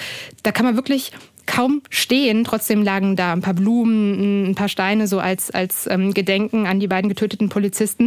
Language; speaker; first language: German; native; German